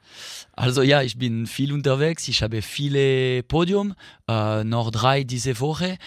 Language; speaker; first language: German; non-native, local second language; French